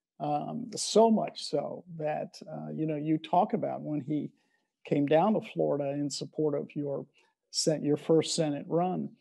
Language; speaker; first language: English; native; English